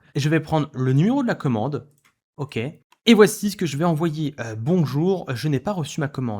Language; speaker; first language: French; native; French